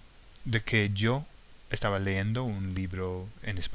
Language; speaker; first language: Spanish; non-native, fluent; English